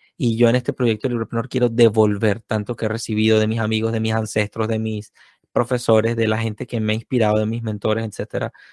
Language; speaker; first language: Spanish; native; Spanish